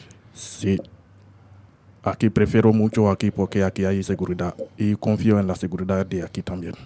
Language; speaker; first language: Spanish; non-native, learner; French